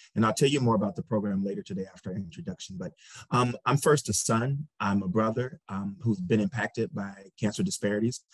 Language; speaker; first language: English; native; English